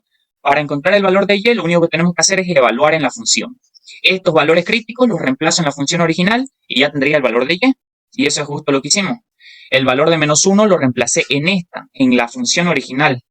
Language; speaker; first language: Spanish; native; Spanish